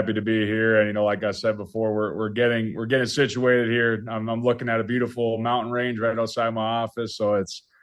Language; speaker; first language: English; native; English